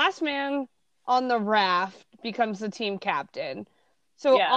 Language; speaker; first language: English; native; English